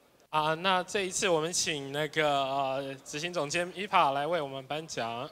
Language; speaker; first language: Chinese; native; Chinese